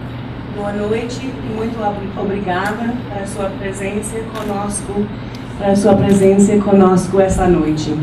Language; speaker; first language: Portuguese; non-native, fluent; English